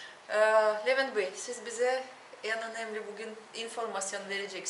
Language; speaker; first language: Turkish; non-native, fluent; Russian